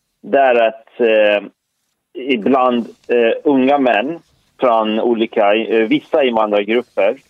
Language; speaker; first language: Swedish; early bilingual, other home language; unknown